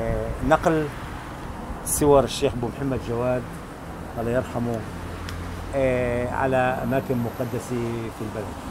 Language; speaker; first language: Arabic; native; Arabic